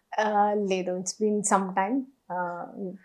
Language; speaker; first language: Telugu; non-native, fluent; Hindi